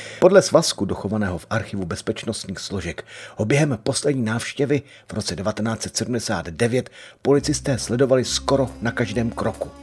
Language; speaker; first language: Czech; native; Czech